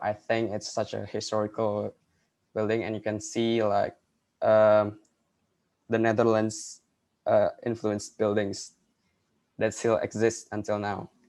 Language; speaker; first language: English; non-native, local second language; Indonesian